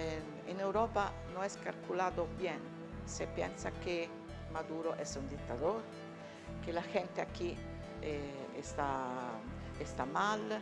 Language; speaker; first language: Spanish; non-native, learner; Italian